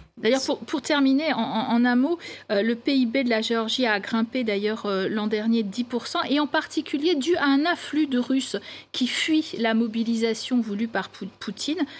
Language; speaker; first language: French; native; French